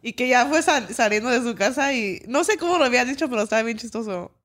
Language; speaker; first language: Spanish; early bilingual, heritage; Spanish